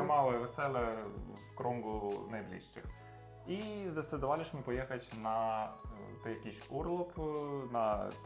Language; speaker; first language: Polish; non-native, learner; Russian